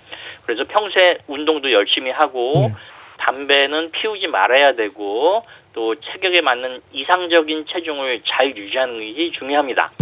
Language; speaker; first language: Korean; native; Korean